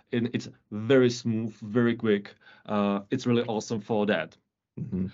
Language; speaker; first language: English; non-native, fluent; Czech